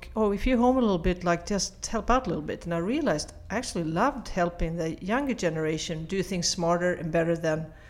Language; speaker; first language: English; non-native, fluent; Swedish